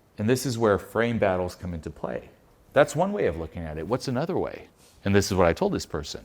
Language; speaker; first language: English; non-native, fluent; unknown